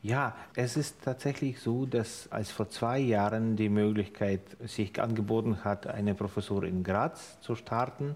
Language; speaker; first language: German; non-native, fluent; Ukrainian